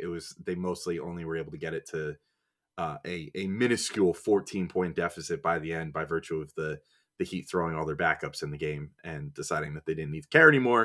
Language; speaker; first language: English; native; English